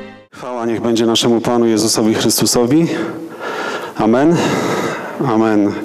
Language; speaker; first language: Polish; native; Polish